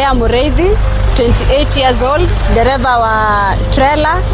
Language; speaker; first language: Swahili; non-native, local second language; Kikuyu